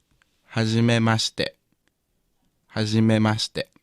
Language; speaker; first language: Japanese; non-native, learner; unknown